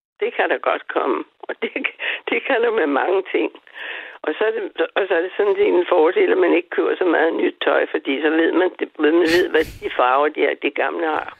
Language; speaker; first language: Danish; native; Danish